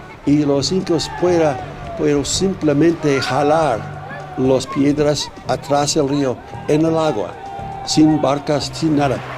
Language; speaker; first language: Spanish; non-native, fluent; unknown